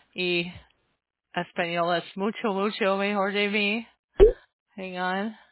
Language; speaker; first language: Spanish; non-native, learner; English